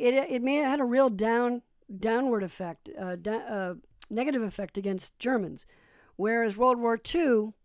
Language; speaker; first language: English; early bilingual, other home language; Polish